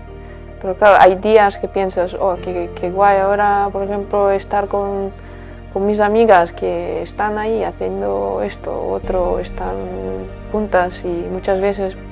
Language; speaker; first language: Spanish; non-native, fluent; Latvian